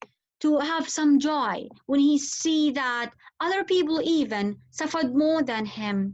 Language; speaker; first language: English; non-native, fluent; Arabic